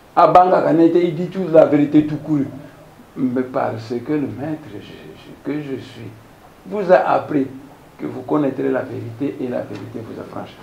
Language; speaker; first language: French; non-native, local second language; Kongo